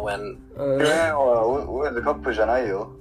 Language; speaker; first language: Japanese; non-native, learner; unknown